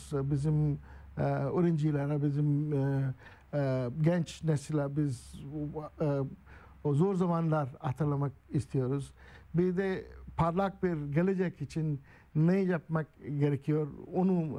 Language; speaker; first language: Turkish; non-native, learner; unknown